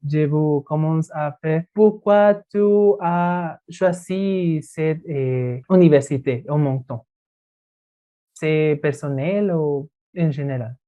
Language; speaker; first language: French; non-native, learner; Spanish